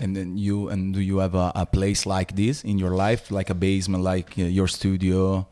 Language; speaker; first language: English; non-native, learner; Italian